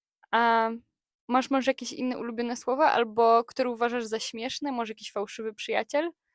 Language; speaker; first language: Polish; native; Polish